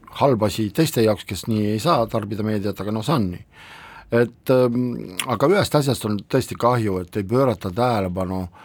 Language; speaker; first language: Estonian; non-native, local second language; Russian